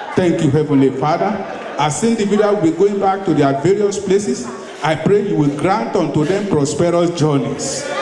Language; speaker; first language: English; non-native, local second language; Yoruba